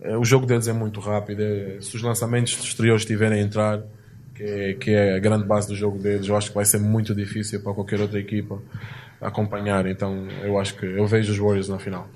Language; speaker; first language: Portuguese; native; Portuguese